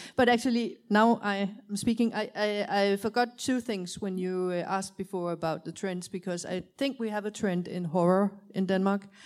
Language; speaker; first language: English; non-native, fluent; Danish